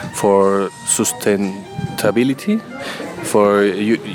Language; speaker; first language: English; non-native, learner; Spanish